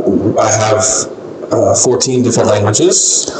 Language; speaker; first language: English; non-native, fluent; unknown